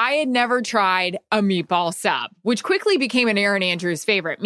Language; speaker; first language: English; native; English